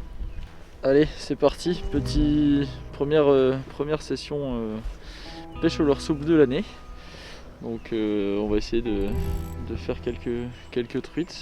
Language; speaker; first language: French; native; French